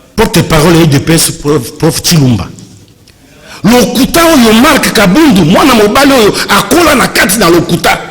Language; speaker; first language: Lingala; native; Lingala